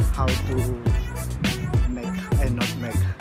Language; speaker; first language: English; non-native, learner; Indonesian